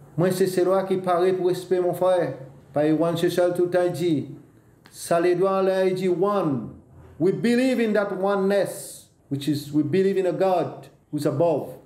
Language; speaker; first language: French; non-native, local second language; Seselwa Creole French